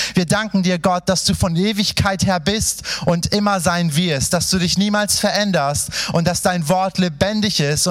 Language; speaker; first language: German; early bilingual, other home language; Persian